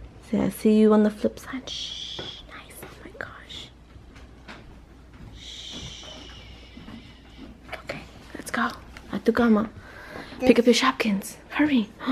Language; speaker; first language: English; early bilingual, other home language; Spanish